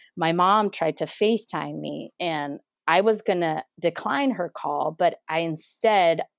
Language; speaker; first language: English; non-native, fluent; Spanish